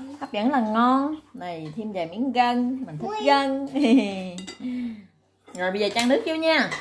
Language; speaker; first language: Vietnamese; native; Vietnamese